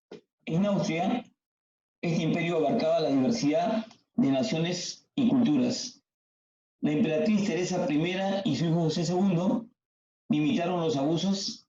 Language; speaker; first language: Spanish; native; Spanish